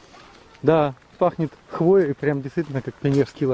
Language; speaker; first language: Russian; native; Russian